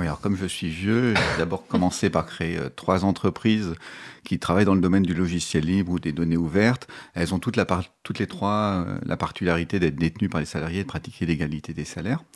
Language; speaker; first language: French; native; French